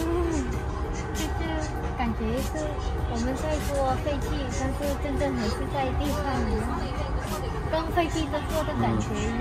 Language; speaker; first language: Chinese; non-native, fluent; Vietnamese